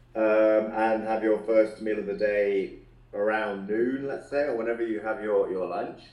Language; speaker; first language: English; native; English